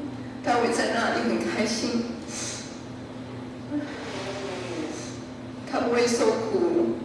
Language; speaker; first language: Chinese; early bilingual, heritage; Chinese